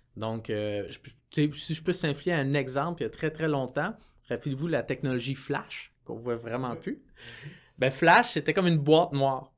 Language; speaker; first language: French; native; French